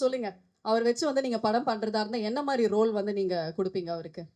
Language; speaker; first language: Tamil; native; Tamil